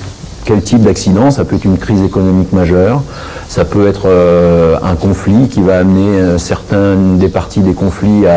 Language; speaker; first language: French; native; French